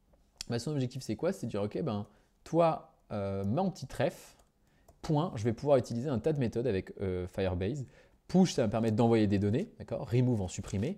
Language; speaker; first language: French; native; French